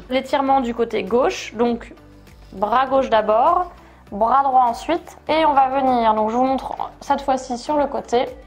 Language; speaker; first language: French; native; French